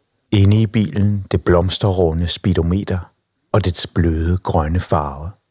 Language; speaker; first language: Danish; native; Danish